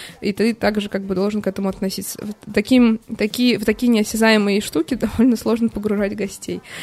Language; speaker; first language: Russian; native; Russian